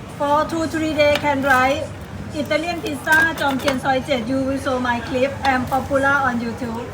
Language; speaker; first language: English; non-native, learner; Thai